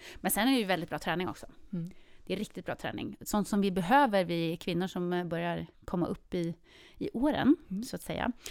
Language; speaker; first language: Swedish; native; Swedish